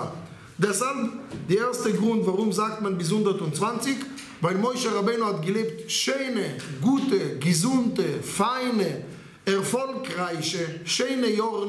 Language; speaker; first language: German; non-native, learner; Hebrew